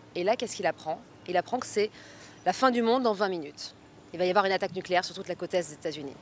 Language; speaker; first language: French; native; French